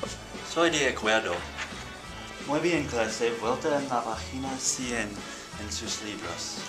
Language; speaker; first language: Spanish; non-native, learner; English